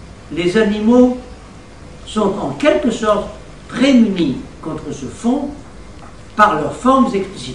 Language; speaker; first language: French; native; French